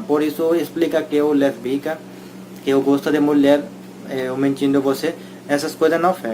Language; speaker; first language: Portuguese; non-native, learner; Hindi